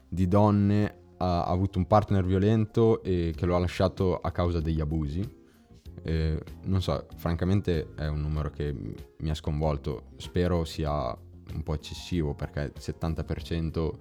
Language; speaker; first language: Italian; native; Italian